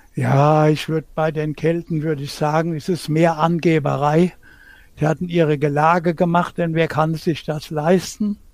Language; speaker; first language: German; native; German